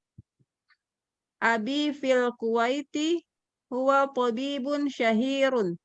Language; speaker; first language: Arabic; non-native, learner; Indonesian